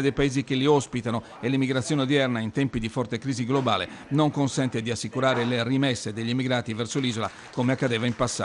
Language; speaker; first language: Italian; native; Italian